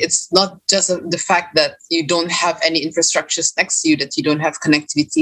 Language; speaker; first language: English; non-native, local second language; Malay